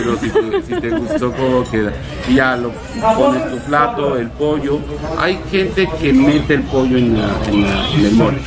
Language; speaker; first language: Spanish; native; Spanish